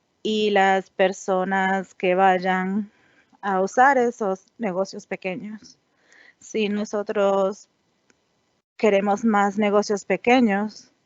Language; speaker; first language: Spanish; non-native, fluent; English